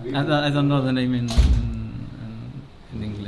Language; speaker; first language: English; non-native, learner; Spanish